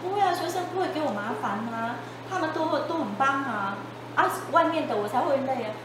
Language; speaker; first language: Chinese; non-native, fluent; Vietnamese